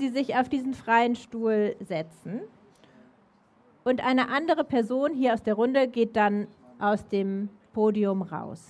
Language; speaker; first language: German; native; German